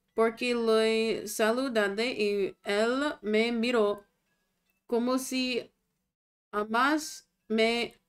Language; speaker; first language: Spanish; non-native, learner; English